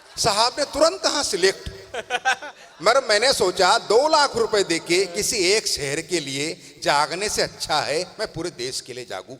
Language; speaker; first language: Hindi; non-native, local second language; Tamil